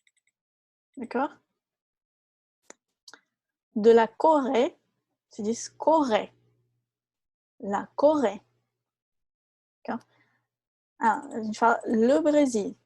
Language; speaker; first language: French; non-native, fluent; Portuguese